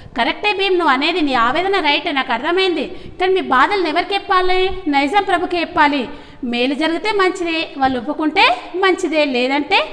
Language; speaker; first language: Telugu; native; Telugu